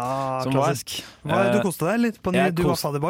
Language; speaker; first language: Norwegian; native; Norwegian